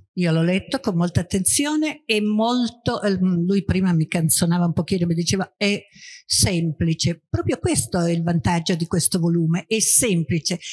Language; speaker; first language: Italian; native; Italian